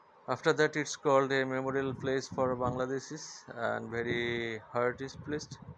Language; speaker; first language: English; non-native, local second language; Bangla